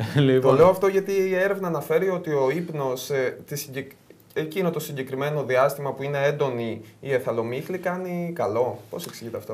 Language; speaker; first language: Greek; native; Greek